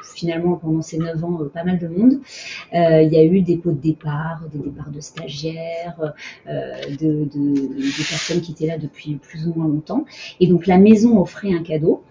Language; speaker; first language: French; native; French